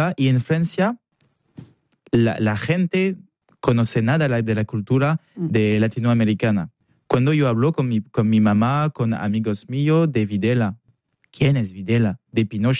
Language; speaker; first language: Spanish; non-native, learner; French